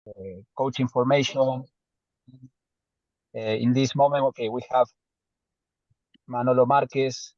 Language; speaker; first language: English; non-native, fluent; Spanish